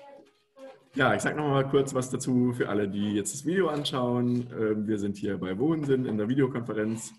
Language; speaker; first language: German; native; German